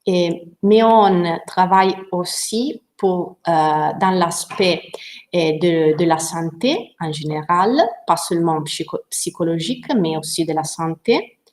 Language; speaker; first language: French; non-native, learner; Italian